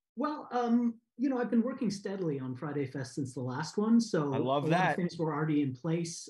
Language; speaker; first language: English; native; English